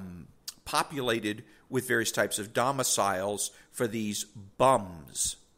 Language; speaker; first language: English; native; English